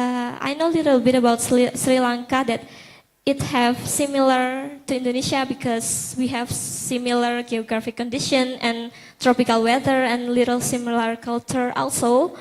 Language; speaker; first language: English; non-native, local second language; Indonesian